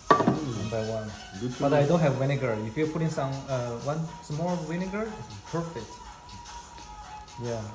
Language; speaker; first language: English; non-native, learner; Chinese